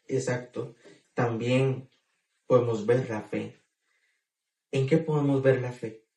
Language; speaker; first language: Spanish; native; Spanish